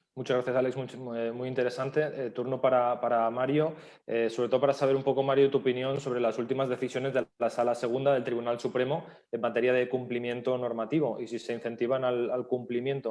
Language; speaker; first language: Spanish; native; Spanish